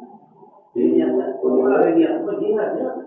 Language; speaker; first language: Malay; non-native, local second language; Sundanese